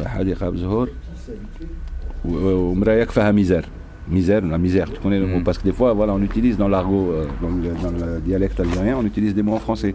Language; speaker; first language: French; non-native, local second language; Arabic